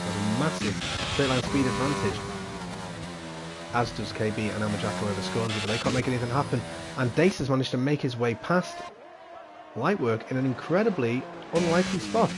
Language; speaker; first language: English; native; English